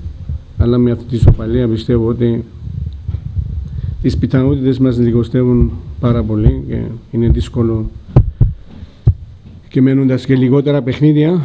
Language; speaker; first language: Greek; non-native, fluent; Georgian